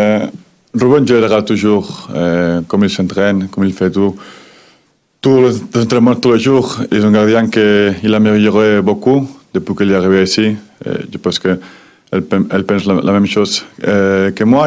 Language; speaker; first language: French; non-native, fluent; Spanish